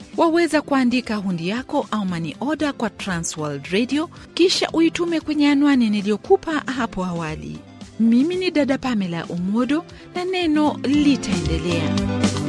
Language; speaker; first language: Swahili; non-native, local second language; Luo (Kenya and Tanzania)